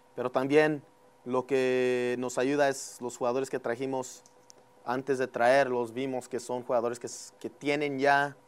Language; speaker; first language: Spanish; early bilingual, heritage; Spanish